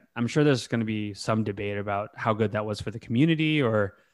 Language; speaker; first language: English; native; English